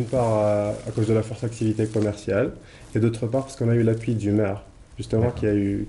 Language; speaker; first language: French; non-native, local second language; Arabic